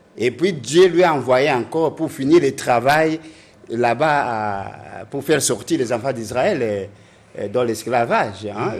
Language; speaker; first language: French; non-native, local second language; Lingala